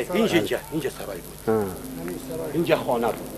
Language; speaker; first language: Persian; native; Persian